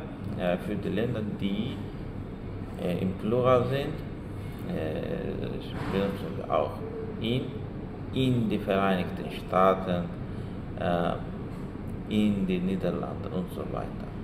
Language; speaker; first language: German; non-native, fluent; Azerbaijani